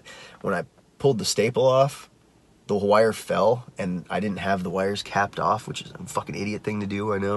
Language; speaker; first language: English; native; English